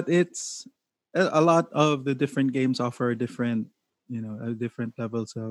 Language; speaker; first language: English; non-native, local second language; Cebuano